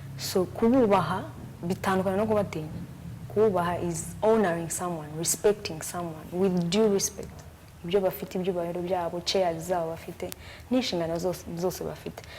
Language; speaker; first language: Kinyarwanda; early bilingual, heritage; Kinyarwanda